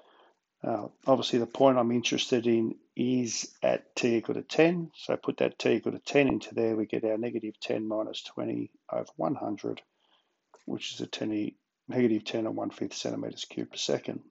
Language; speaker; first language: English; native; English